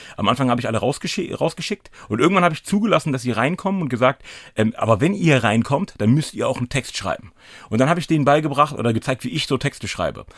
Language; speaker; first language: German; native; German